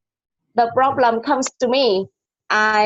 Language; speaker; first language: English; non-native, learner; Vietnamese